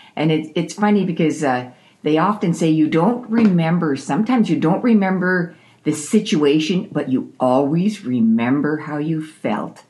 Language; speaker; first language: English; native; English